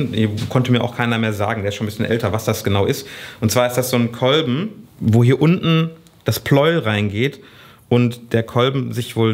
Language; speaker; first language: German; native; German